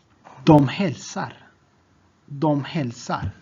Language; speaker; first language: Swedish; non-native, fluent; Tigrinya